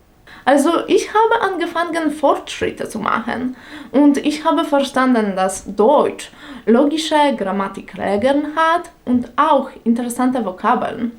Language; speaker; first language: German; non-native, fluent; Polish